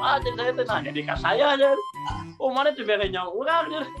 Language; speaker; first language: Indonesian; native; Indonesian